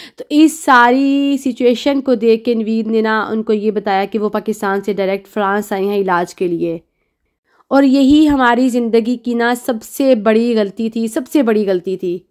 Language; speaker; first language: Urdu; native; Urdu